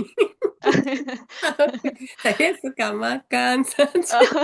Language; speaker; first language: Indonesian; non-native, learner; Japanese